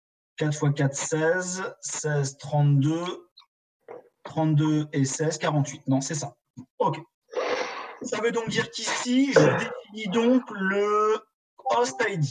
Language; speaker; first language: French; native; French